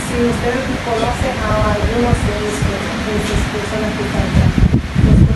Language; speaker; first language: Spanish; non-native, learner; Haitian Creole